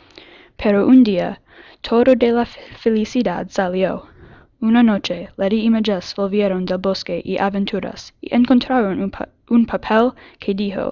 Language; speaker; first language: Spanish; non-native, learner; English